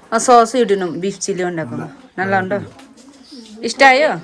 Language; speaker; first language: Malayalam; non-native, local second language; Nepali